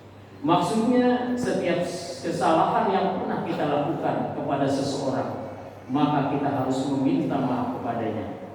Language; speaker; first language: Indonesian; native; Indonesian